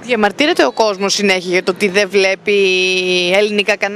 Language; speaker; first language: Greek; native; Greek